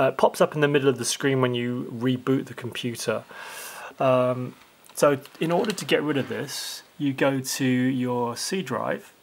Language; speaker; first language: English; native; English